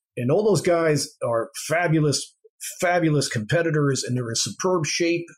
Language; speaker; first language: English; native; English